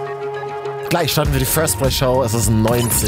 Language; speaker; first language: German; native; German